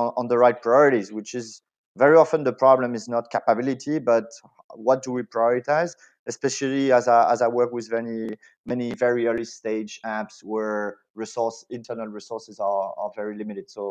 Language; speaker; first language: English; non-native, fluent; French